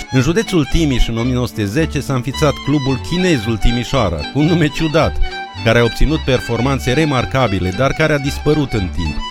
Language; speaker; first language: Romanian; native; Romanian